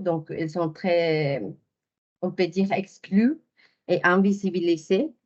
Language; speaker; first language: French; non-native, fluent; Spanish